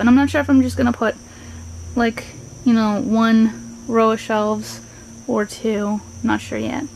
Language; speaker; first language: English; native; English